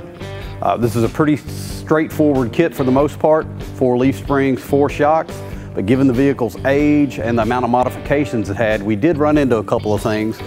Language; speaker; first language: English; native; English